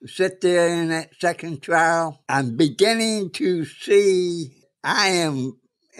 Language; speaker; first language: English; native; English